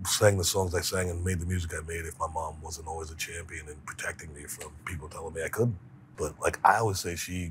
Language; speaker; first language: English; native; English